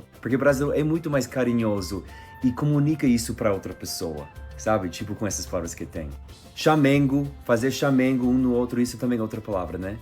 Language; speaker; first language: Portuguese; non-native, fluent; English